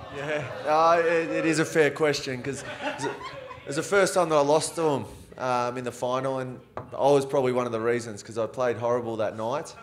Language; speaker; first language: English; native; English